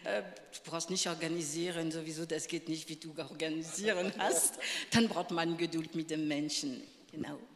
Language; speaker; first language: German; non-native, fluent; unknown